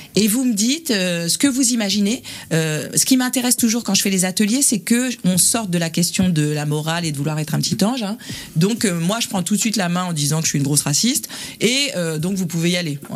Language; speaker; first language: French; native; French